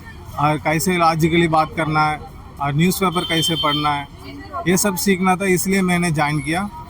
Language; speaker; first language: Hindi; non-native, local second language; Tamil